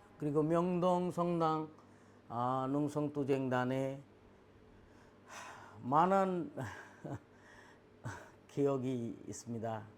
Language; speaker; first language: Korean; non-native, learner; Bangla